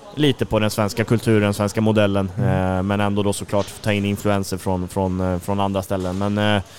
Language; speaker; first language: Swedish; native; Swedish